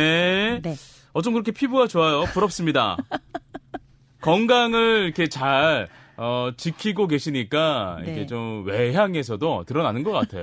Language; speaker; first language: Korean; native; Korean